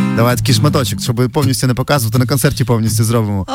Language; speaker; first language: Ukrainian; native; Ukrainian